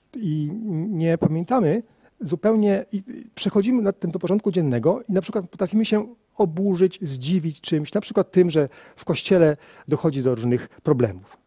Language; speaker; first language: Polish; native; Polish